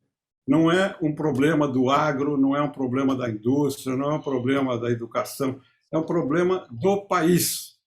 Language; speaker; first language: Portuguese; native; Portuguese